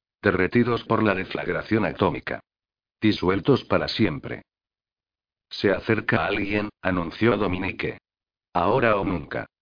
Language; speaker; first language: Spanish; native; Spanish